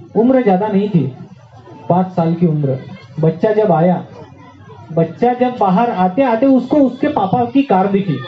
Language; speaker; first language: Hindi; non-native, local second language; Marathi